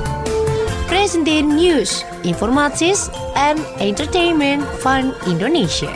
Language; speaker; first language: Dutch; non-native, learner; Indonesian